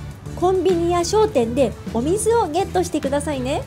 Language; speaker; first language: Japanese; native; Japanese